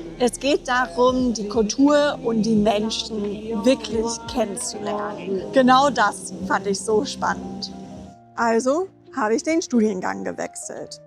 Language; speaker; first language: German; non-native, fluent; English